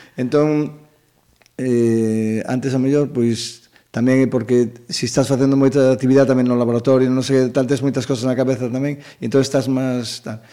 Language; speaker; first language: Galician; native; Galician